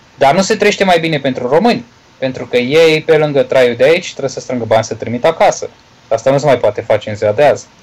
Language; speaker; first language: Romanian; native; Romanian